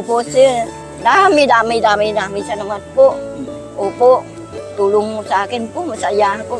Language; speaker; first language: Filipino; non-native, learner; Vietnamese